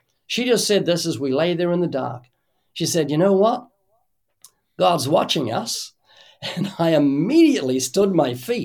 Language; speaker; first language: English; native; English